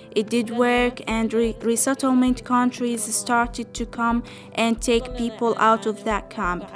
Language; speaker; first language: English; non-native, fluent; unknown